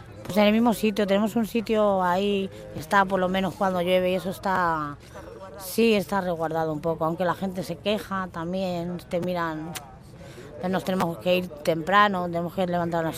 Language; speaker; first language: Spanish; native; Spanish